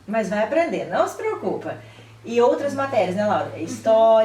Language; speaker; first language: Portuguese; native; Portuguese